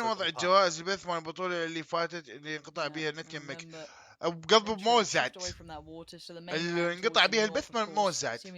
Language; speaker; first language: Arabic; native; Arabic